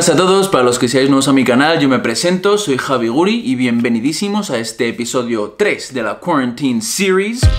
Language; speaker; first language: Spanish; native; Spanish